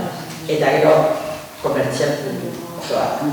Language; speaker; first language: Basque; non-native, learner; Spanish